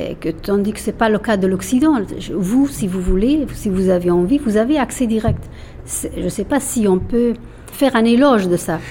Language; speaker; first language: French; non-native, fluent; Persian